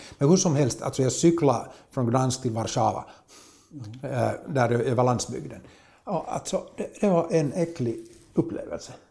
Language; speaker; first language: Swedish; native; Swedish